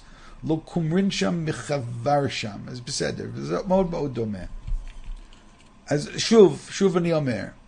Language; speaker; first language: Hebrew; non-native, fluent; English